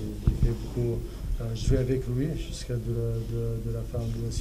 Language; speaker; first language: French; non-native, learner; Arabic